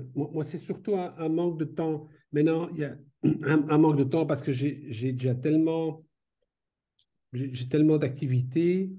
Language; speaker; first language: French; native; French